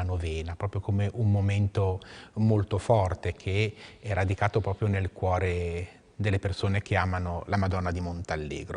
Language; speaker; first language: Italian; native; Italian